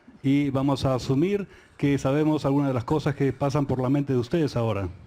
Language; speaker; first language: Spanish; native; Spanish